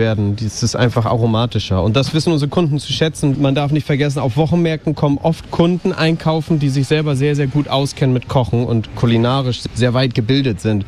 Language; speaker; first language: German; native; German